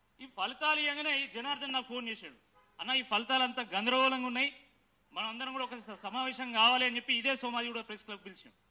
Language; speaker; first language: Telugu; native; Telugu